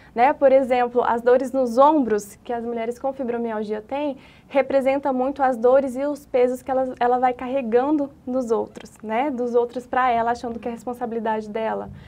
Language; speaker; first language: Portuguese; native; Portuguese